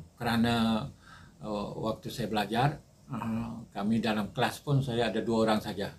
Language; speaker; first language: Malay; native; Malay